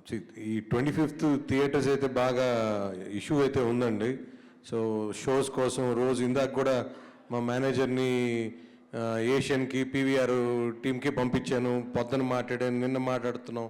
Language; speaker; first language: Telugu; native; Telugu